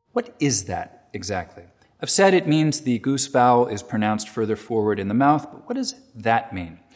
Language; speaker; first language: English; native; English